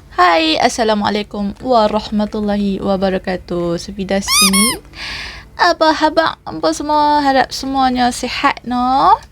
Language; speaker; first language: Malay; native; Malay